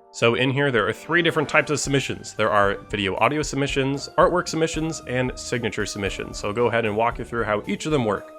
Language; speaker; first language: English; native; English